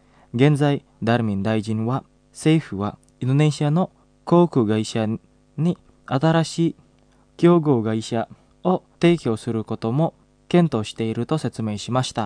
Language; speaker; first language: Japanese; non-native, fluent; Indonesian